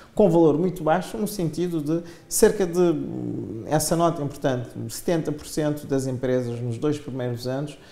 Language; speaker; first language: Portuguese; non-native, local second language; Kabuverdianu